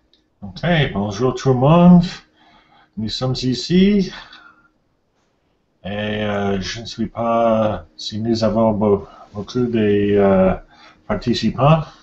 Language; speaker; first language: French; non-native, learner; English